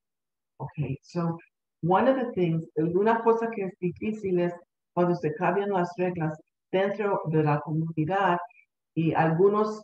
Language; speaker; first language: Spanish; early bilingual, heritage; Spanish